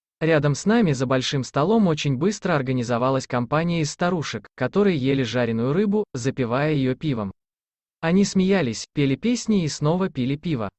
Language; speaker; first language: Russian; native; Russian